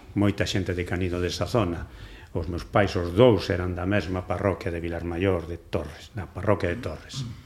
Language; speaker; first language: Galician; non-native, local second language; Spanish